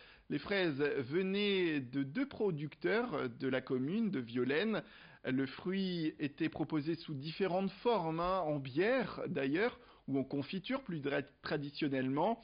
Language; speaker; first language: French; native; French